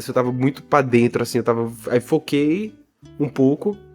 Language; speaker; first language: Portuguese; native; Portuguese